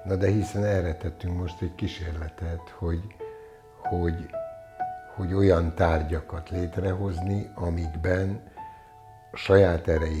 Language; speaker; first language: Hungarian; native; Hungarian